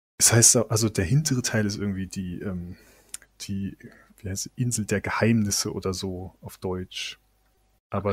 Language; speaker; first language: German; native; German